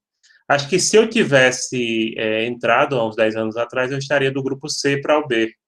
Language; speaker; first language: Portuguese; native; Portuguese